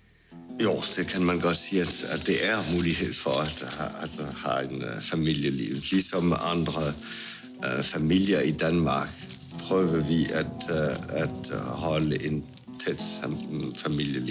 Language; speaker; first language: Danish; non-native, fluent; French